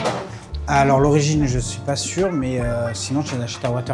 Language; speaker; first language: French; native; French